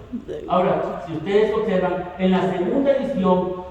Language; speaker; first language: Spanish; native; Spanish